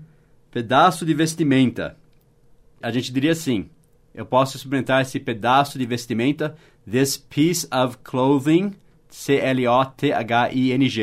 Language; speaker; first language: Portuguese; non-native, fluent; English